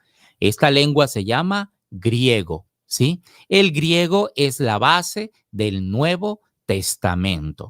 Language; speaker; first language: Spanish; native; Spanish